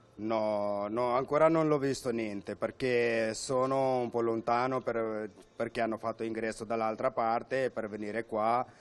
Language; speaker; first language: Italian; non-native, fluent; Urdu